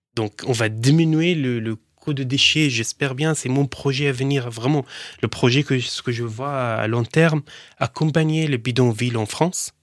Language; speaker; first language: French; non-native, learner; Arabic